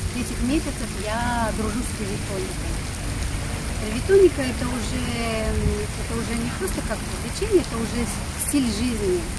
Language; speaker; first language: Russian; native; Russian